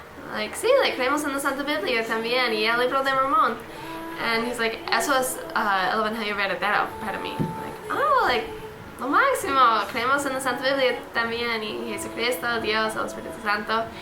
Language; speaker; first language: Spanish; non-native, learner; English